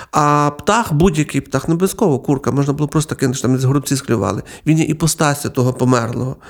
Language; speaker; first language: Ukrainian; native; Ukrainian